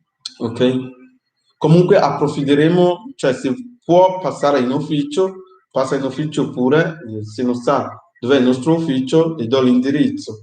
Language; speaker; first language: Italian; non-native, fluent; English